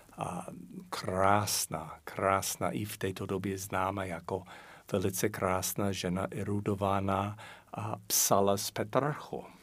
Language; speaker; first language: Czech; non-native, fluent; English